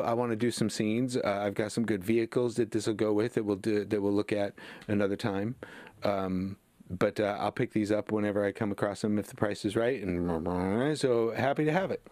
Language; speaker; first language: English; native; English